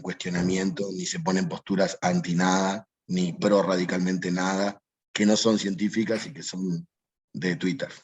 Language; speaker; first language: Spanish; native; Spanish